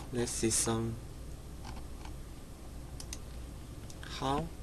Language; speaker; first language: English; non-native, learner; Korean